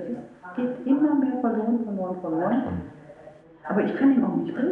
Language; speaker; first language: German; native; German